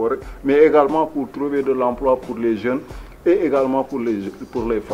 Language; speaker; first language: French; non-native, local second language; Wolof